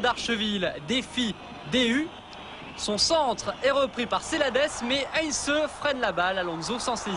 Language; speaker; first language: French; native; French